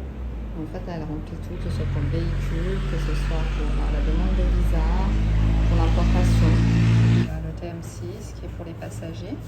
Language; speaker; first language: French; native; French